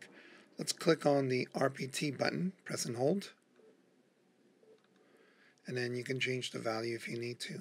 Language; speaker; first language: English; native; English